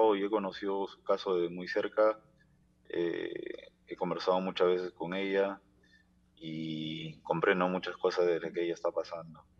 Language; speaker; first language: Spanish; native; Spanish